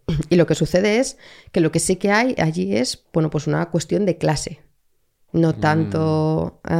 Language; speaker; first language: Spanish; native; Spanish